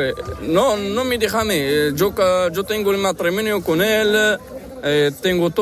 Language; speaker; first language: Spanish; non-native, learner; Arabic